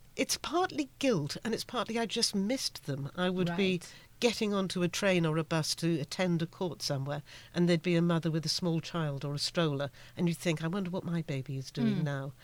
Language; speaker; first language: English; native; English